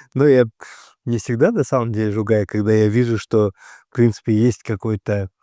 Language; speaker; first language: Russian; non-native, local second language; Kyrgyz